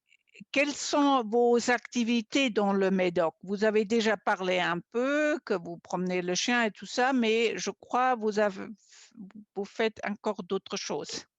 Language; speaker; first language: French; non-native, fluent; German